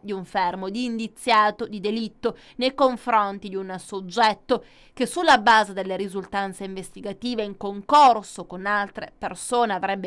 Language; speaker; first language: Italian; native; Italian